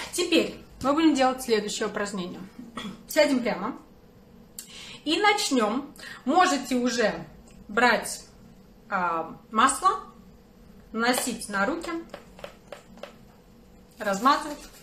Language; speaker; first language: Russian; native; Russian